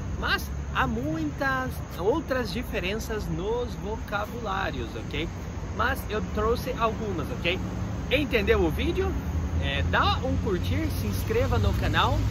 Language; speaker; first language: Portuguese; native; Portuguese